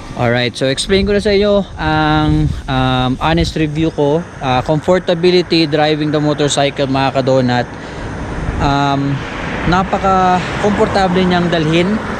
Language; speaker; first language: Filipino; non-native, local second language; Cebuano